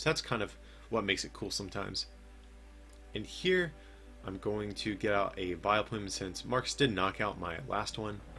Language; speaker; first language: English; native; English